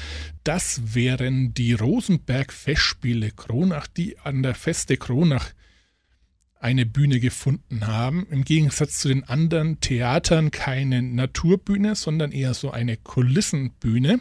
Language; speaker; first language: German; native; German